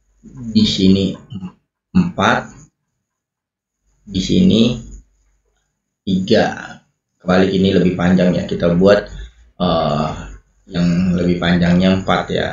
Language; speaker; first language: Indonesian; native; Indonesian